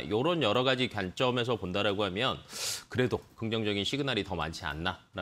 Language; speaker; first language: Korean; native; Korean